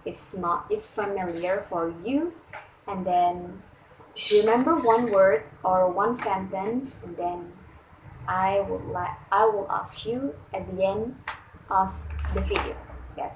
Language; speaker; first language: English; non-native, fluent; Indonesian